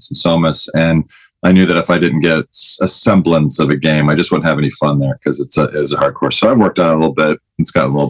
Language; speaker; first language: English; native; English